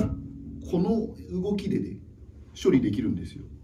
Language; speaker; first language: Japanese; native; Japanese